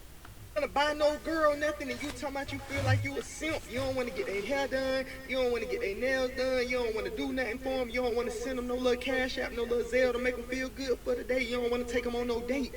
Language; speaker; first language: English; native; English